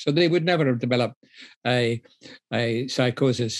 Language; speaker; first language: English; native; English